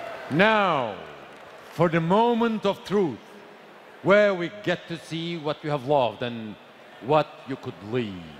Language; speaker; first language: English; non-native, fluent; Turkish